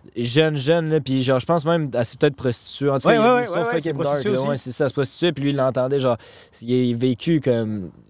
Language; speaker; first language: French; native; French